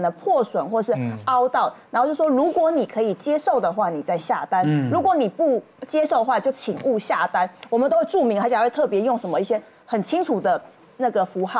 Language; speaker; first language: Chinese; native; Chinese